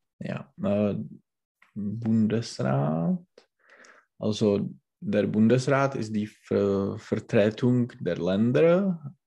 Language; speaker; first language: German; non-native, learner; Czech